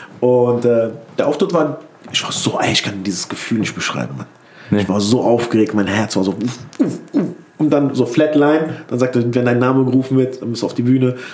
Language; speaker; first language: German; early bilingual, other home language; Turkish